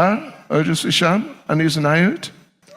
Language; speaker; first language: Russian; non-native, learner; English